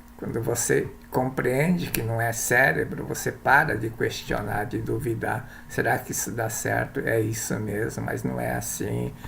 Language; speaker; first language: Portuguese; early bilingual, other home language; Japanese